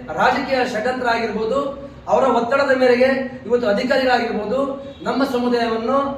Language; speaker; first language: Kannada; non-native, local second language; Lambadi